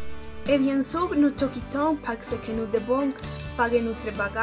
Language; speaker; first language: French; non-native, learner; Spanish